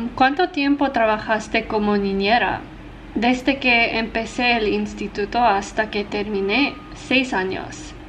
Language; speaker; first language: Spanish; non-native, learner; Afrikaans